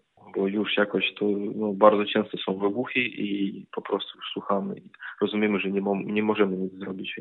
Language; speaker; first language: Polish; non-native, fluent; Ukrainian